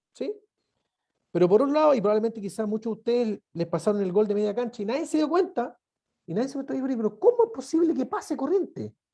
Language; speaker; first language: Spanish; native; Spanish